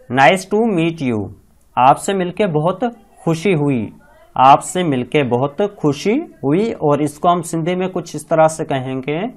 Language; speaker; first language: Urdu; non-native, local second language; Sindhi